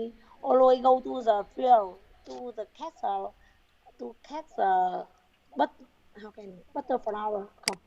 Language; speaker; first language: English; non-native, learner; Vietnamese